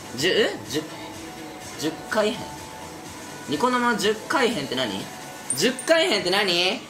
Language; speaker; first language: Japanese; native; Japanese